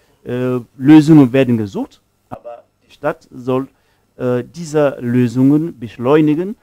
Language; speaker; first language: German; non-native, fluent; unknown